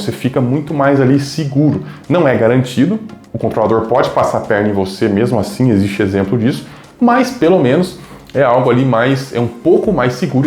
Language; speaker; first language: Portuguese; native; Portuguese